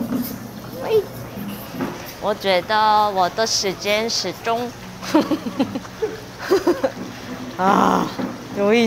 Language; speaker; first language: Chinese; non-native, learner; Korean